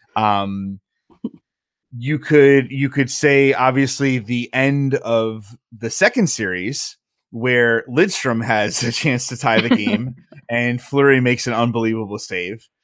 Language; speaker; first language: English; native; English